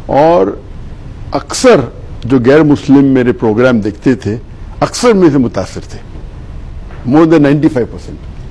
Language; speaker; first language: Urdu; non-native, local second language; Konkani